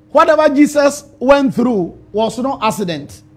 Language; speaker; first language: English; non-native, local second language; Ewe